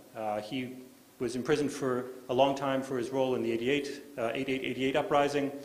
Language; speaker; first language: English; native; English